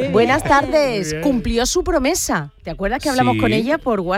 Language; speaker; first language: Spanish; native; Spanish